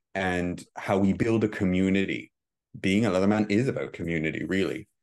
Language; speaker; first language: English; early bilingual, heritage; Hebrew